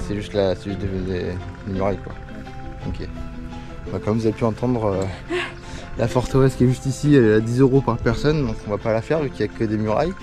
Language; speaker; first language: French; native; French